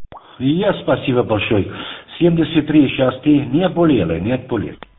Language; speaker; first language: Russian; non-native, learner; German